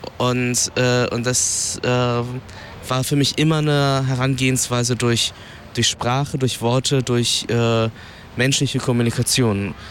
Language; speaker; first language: German; early bilingual, other home language; Vietnamese